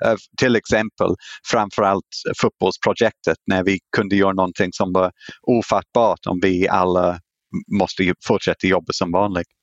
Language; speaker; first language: Swedish; non-native, fluent; English